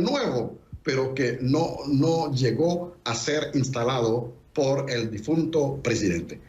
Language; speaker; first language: Spanish; non-native, fluent; Haitian Creole